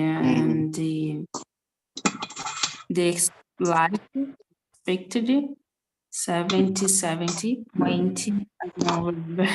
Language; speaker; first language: English; non-native, learner; Portuguese